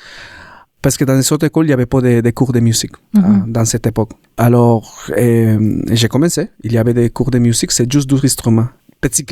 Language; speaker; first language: French; non-native, learner; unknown